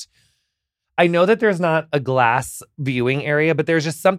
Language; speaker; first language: English; native; English